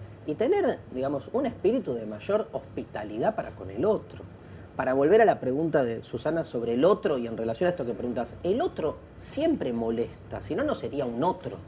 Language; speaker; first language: Spanish; native; Spanish